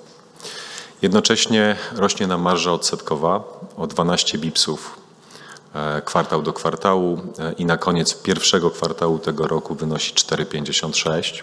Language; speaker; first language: Polish; native; Polish